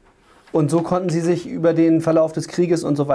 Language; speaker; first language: German; native; German